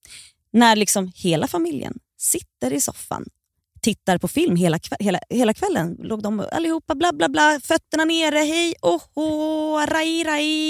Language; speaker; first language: Swedish; native; Swedish